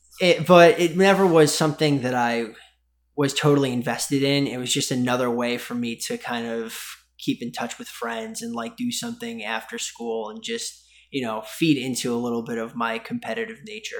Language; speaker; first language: English; native; English